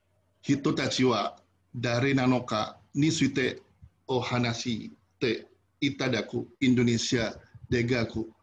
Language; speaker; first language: Japanese; non-native, fluent; Indonesian